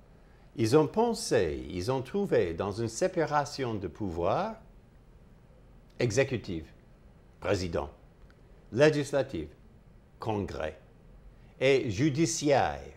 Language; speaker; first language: French; non-native, fluent; English